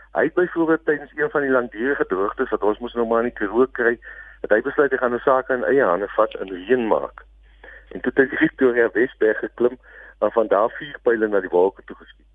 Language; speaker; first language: Afrikaans; native; Afrikaans